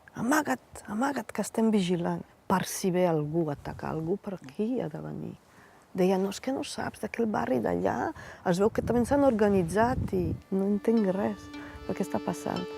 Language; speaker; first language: Catalan; non-native, fluent; Bosnian